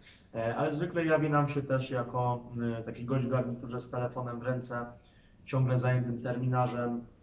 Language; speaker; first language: Polish; native; Polish